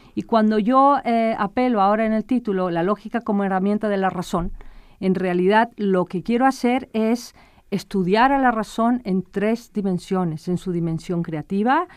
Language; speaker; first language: Spanish; native; Spanish